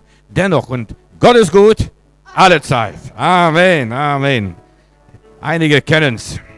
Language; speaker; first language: German; native; German